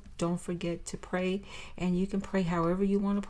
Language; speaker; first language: English; native; English